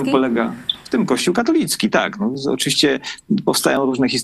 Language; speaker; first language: Polish; native; Polish